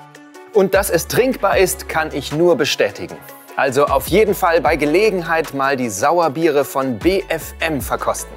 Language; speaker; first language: German; native; German